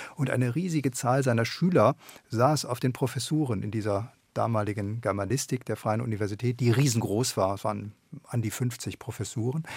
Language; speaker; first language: German; native; German